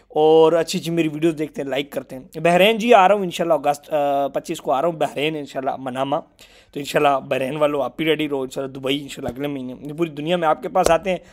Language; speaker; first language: Urdu; non-native, local second language; Punjabi